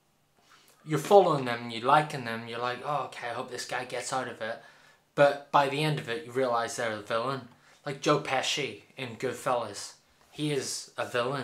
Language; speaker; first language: English; native; English